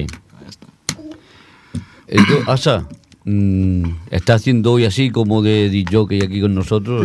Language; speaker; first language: Spanish; native; Spanish